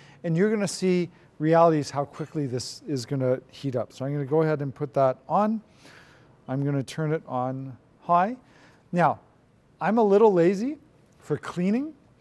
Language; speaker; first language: English; native; English